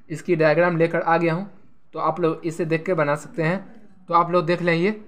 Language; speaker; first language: Hindi; native; Hindi